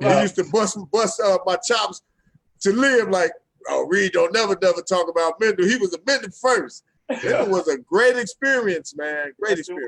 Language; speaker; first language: English; native; English